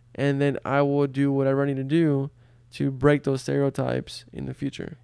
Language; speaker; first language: English; early bilingual, other home language; Spanish